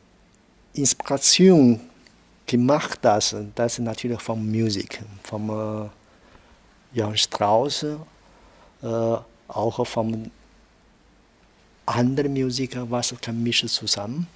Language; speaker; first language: German; non-native, learner; Chinese